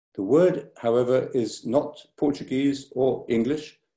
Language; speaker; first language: English; native; English